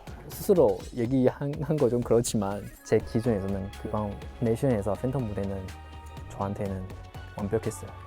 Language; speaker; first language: Korean; non-native, fluent; Chinese